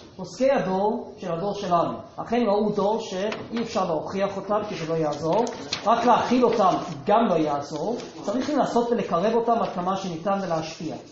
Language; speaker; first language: Hebrew; non-native, fluent; English